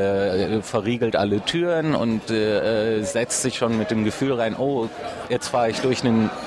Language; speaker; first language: German; native; German